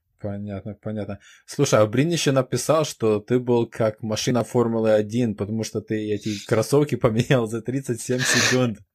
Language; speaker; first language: Russian; non-native, local second language; Ukrainian